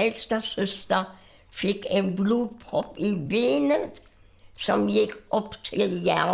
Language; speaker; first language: Swedish; non-native, fluent; German